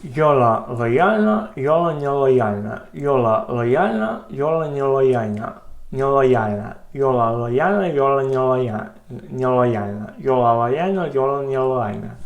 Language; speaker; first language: Polish; non-native, learner; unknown